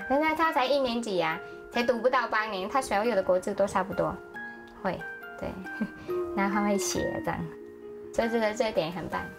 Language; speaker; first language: Chinese; non-native, fluent; Vietnamese